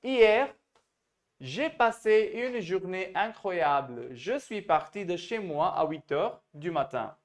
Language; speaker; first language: French; non-native, fluent; Hindi